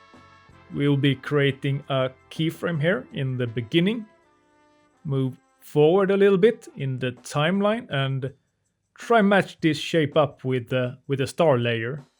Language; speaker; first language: English; non-native, fluent; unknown